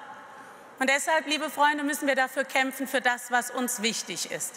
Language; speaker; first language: German; native; German